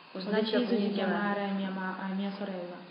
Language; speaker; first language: Italian; non-native, fluent; Russian